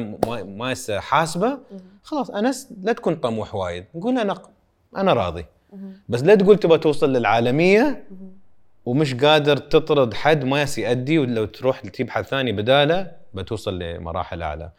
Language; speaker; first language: Arabic; native; Arabic